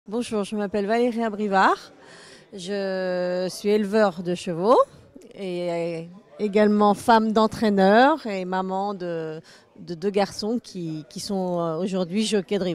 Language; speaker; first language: French; native; French